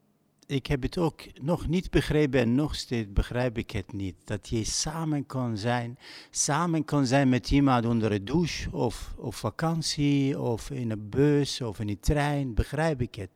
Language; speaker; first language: Dutch; non-native, fluent; Arabic